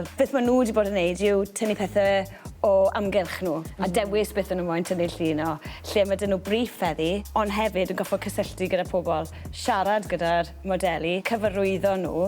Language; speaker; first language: Welsh; native; Welsh